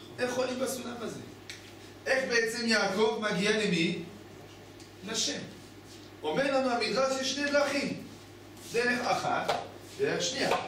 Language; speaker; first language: Hebrew; native; Hebrew